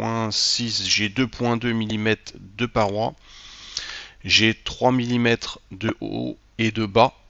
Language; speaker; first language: French; native; French